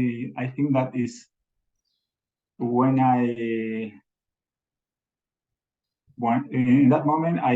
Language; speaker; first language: English; non-native, learner; Spanish